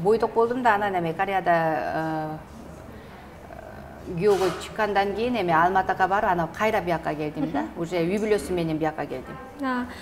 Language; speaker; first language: Kyrgyz; non-native, learner; Korean